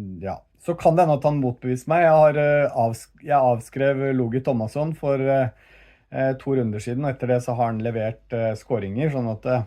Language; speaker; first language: Norwegian; native; Norwegian